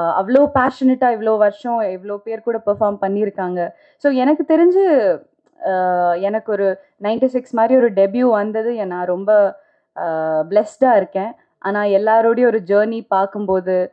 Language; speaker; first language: Tamil; non-native, local second language; Malayalam